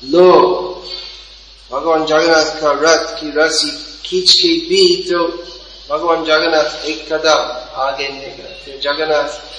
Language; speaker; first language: Hindi; non-native, fluent; English